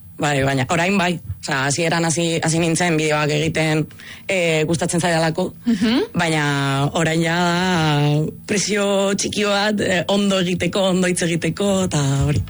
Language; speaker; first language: Basque; non-native, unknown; Spanish